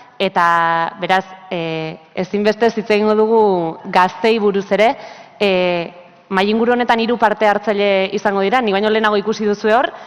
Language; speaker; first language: Basque; native; Basque